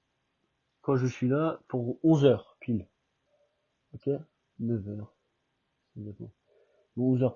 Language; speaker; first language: French; non-native, fluent; Albanian